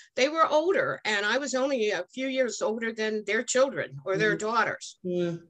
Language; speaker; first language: English; native; English